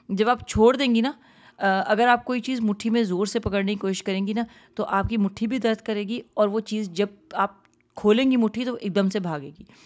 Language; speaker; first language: Urdu; native; Urdu